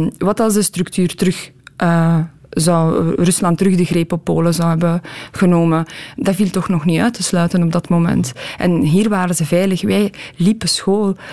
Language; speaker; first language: Dutch; early bilingual, other home language; Polish